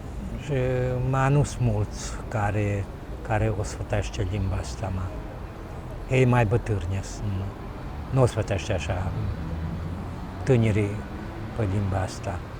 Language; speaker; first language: Romanian; early bilingual, heritage; Romanian